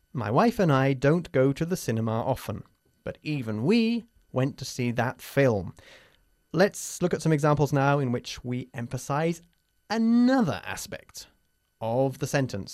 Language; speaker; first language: English; native; English